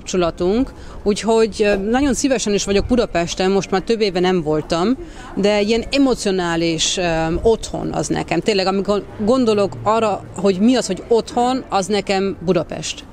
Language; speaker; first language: Hungarian; early bilingual, heritage; Hungarian